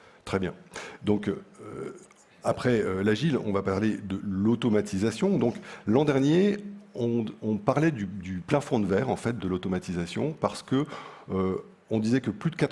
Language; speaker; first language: French; native; French